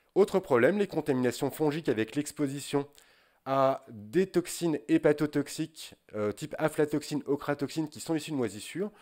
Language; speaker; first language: French; native; French